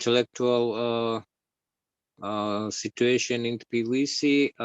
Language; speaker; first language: English; non-native, learner; Georgian